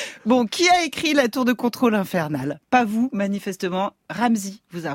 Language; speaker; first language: French; native; French